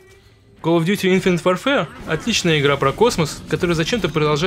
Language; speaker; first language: Russian; native; Russian